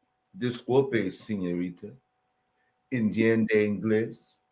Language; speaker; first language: Spanish; non-native, learner; English